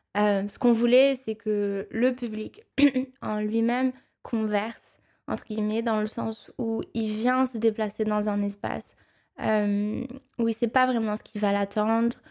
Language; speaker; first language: French; non-native, local second language; Arabic